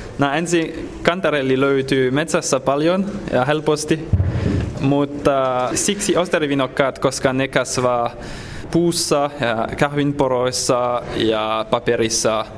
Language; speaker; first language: Finnish; non-native, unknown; French